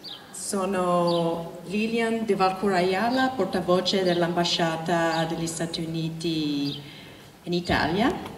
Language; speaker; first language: Italian; non-native, fluent; English